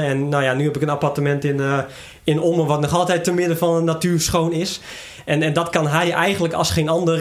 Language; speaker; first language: Dutch; native; Dutch